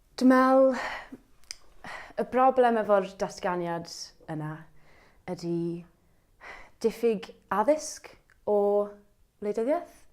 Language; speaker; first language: Welsh; native; Welsh